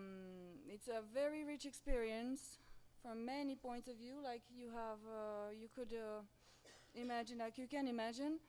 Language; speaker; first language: English; non-native, fluent; Romanian